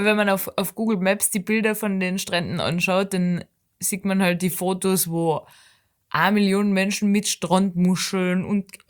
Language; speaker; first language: German; native; German